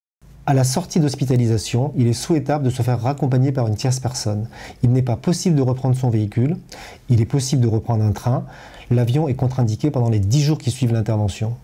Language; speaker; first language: French; native; French